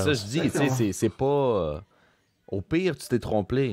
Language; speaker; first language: French; native; French